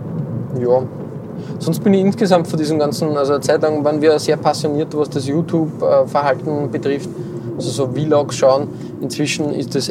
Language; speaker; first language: German; native; German